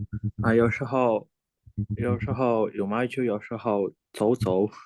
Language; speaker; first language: Chinese; non-native, learner; Indonesian